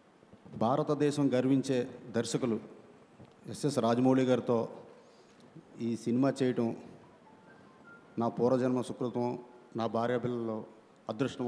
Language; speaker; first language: Telugu; native; Telugu